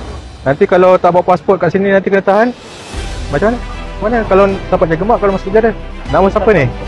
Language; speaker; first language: Malay; native; Malay